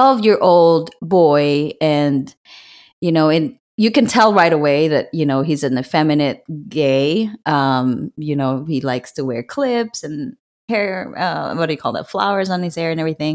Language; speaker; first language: English; non-native, local second language; Filipino